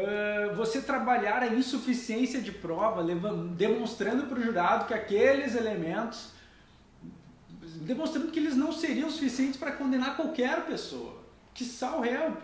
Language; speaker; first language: Portuguese; native; Portuguese